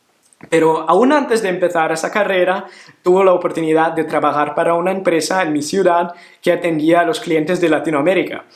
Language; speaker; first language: Spanish; non-native, fluent; Portuguese